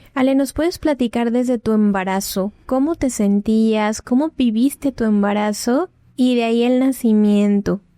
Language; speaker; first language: Spanish; native; Spanish